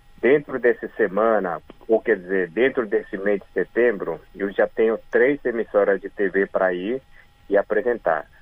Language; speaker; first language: Portuguese; early bilingual, other home language; Korean